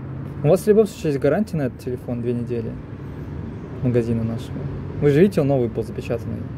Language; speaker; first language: Russian; native; Russian